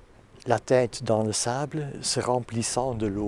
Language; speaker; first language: French; non-native, fluent; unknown